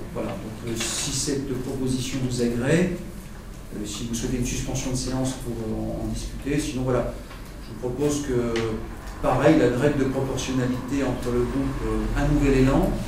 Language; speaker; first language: French; native; French